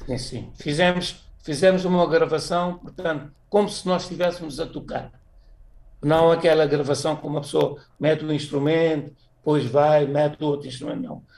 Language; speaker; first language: Portuguese; non-native, local second language; Kabuverdianu